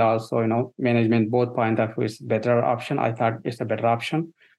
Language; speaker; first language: English; non-native, local second language; Telugu